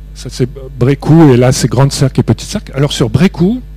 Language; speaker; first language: French; native; French